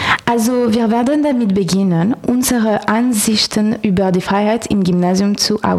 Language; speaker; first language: German; non-native, learner; French